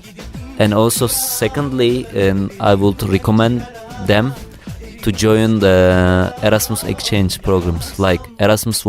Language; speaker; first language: English; non-native, learner; Turkish